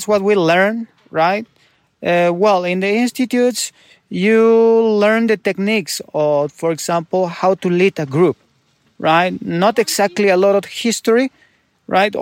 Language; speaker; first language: English; non-native, fluent; Spanish